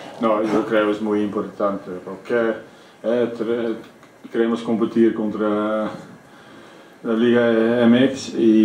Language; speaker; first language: Spanish; non-native, fluent; Dutch